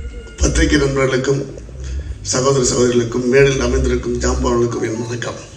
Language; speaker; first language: Tamil; native; Tamil